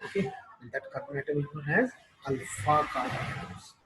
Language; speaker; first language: English; non-native, local second language; Marathi